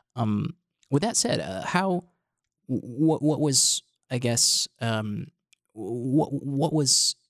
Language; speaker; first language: English; non-native, fluent; Arabic